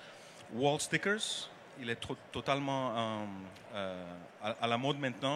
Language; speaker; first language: French; non-native, learner; Dutch